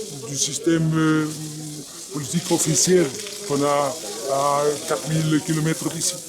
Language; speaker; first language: French; non-native, fluent; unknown